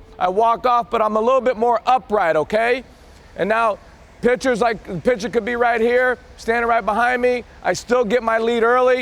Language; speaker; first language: English; native; English